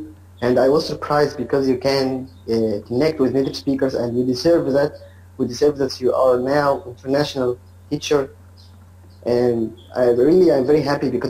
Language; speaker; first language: English; non-native, learner; Arabic